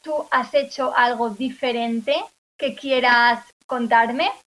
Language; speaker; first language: Spanish; native; Spanish